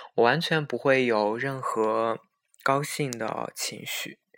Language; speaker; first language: Chinese; native; Chinese